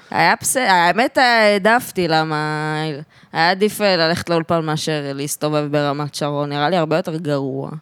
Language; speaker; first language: Hebrew; native; Hebrew